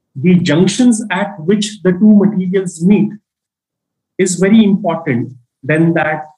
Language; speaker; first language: English; non-native, local second language; Marathi